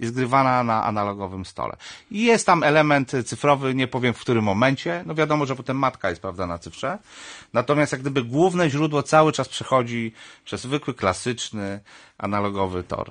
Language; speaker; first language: Polish; native; Polish